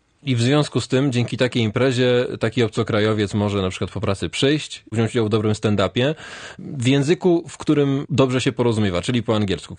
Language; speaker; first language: Polish; native; Polish